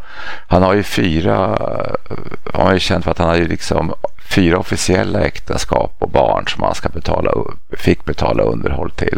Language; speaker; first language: Swedish; native; Swedish